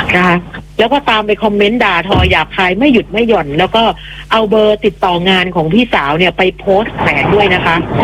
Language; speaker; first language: Thai; native; Thai